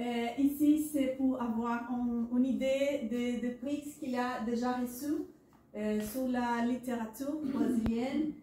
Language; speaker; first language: French; non-native, learner; Portuguese